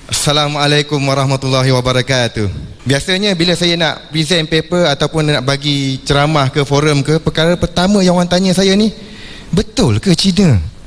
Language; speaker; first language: Malay; non-native, local second language; Chinese